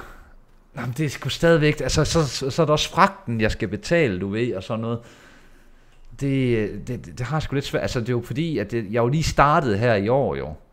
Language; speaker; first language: Danish; native; Danish